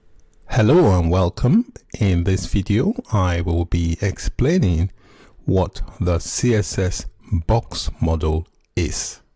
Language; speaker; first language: English; native; English